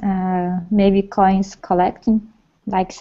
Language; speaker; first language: English; non-native, learner; Portuguese